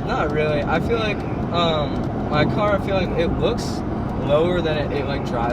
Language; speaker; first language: English; native; English